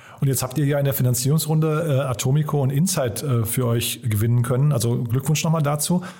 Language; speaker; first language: German; native; German